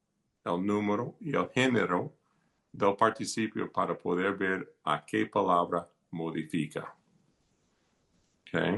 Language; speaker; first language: Spanish; non-native, fluent; English